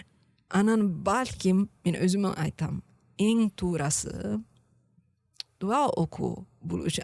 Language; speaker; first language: Kyrgyz; non-native, learner; Italian